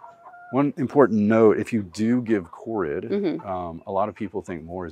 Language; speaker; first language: English; native; English